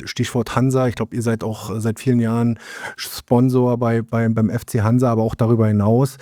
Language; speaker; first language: German; native; German